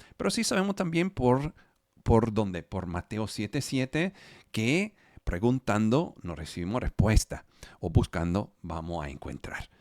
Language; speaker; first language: Spanish; non-native, fluent; Italian